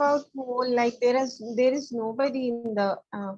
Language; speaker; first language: English; non-native, learner; Hindi